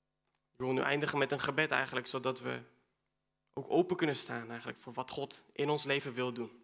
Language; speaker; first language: Dutch; non-native, fluent; Spanish